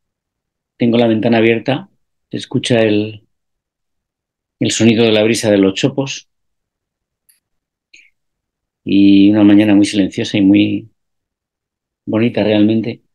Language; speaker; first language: Spanish; native; Spanish